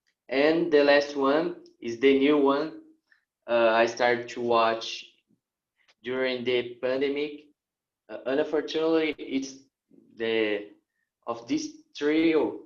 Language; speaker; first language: English; non-native, learner; Portuguese